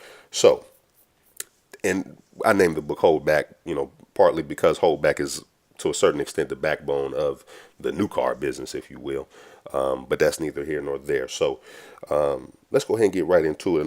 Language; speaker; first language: English; native; English